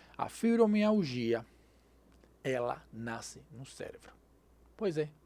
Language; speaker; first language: Portuguese; non-native, fluent; Spanish